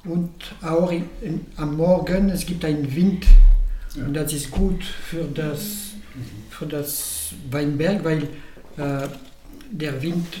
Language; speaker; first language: German; non-native, learner; French